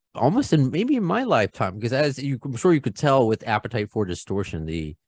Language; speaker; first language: English; native; English